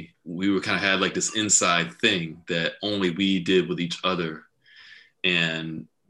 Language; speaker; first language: English; native; English